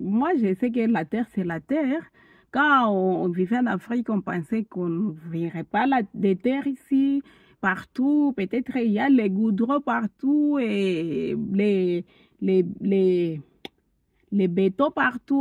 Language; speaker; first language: French; non-native, local second language; Swahili